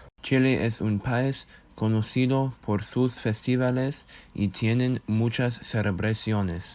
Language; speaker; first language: Spanish; non-native, learner; English